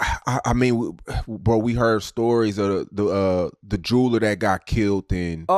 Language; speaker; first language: English; native; English